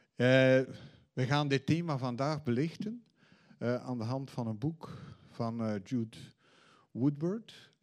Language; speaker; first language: Dutch; native; Dutch